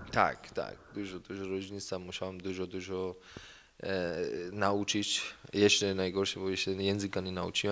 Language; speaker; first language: Polish; non-native, learner; Persian